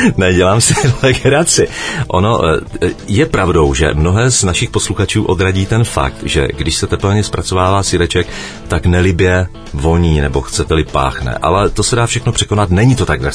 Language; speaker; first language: Czech; native; Czech